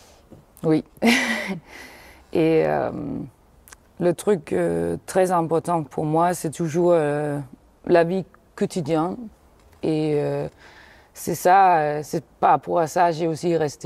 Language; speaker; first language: French; non-native, fluent; Danish